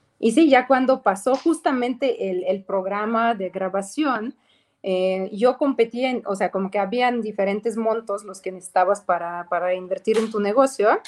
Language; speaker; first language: Spanish; non-native, fluent; Ukrainian